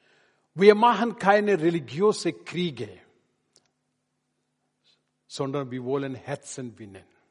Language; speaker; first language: German; non-native, learner; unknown